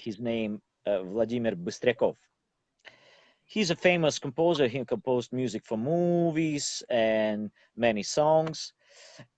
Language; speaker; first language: English; non-native, learner; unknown